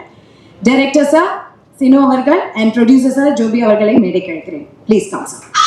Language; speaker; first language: Tamil; native; Tamil